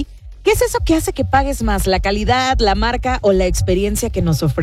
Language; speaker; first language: Spanish; native; Spanish